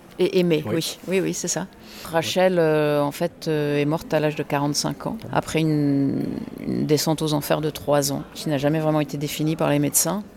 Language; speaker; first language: French; early bilingual, other home language; English